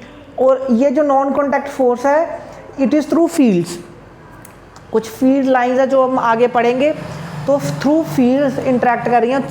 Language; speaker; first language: Hindi; non-native, local second language; Punjabi